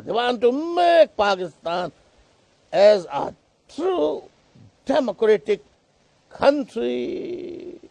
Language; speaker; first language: English; non-native, local second language; Urdu